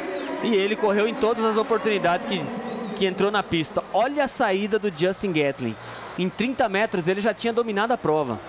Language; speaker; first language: Portuguese; native; Portuguese